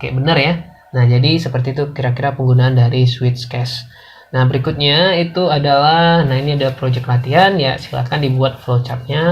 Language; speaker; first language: Indonesian; native; Indonesian